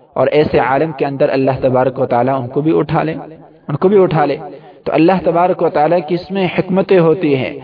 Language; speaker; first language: Urdu; non-native, local second language; Pashto